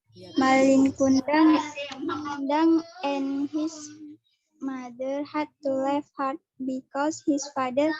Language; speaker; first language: English; non-native, learner; Indonesian